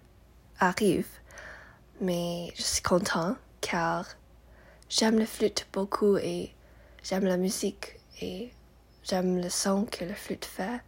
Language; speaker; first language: French; non-native, local second language; English